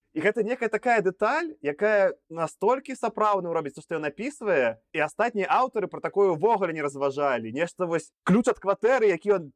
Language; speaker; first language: Belarusian; non-native, local second language; Russian